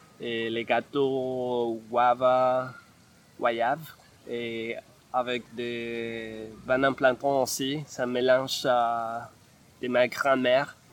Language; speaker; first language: French; non-native, fluent; Spanish